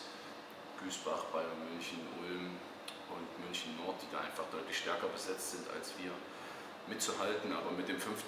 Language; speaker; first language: German; native; German